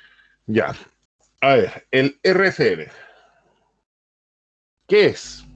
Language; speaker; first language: Spanish; native; Spanish